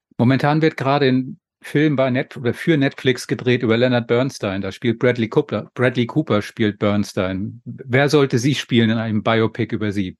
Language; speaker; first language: German; native; German